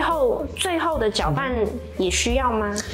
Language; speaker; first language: Chinese; native; Chinese